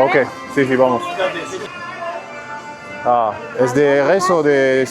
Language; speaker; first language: Spanish; non-native, learner; English